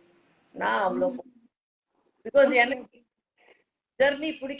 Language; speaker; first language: Tamil; non-native, local second language; Hindi